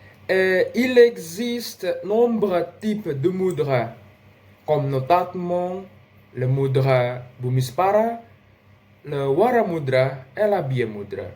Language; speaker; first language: French; non-native, learner; Indonesian